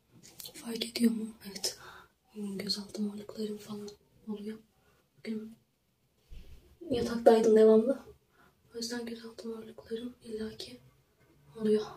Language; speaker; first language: Turkish; native; Turkish